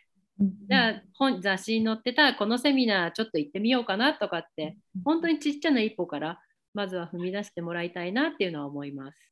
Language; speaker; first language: Japanese; native; Japanese